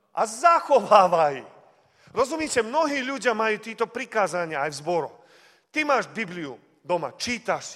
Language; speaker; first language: Slovak; early bilingual, heritage; Slovak